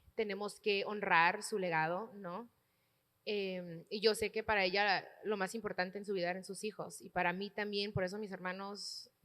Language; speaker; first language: Spanish; early bilingual, heritage; Spanish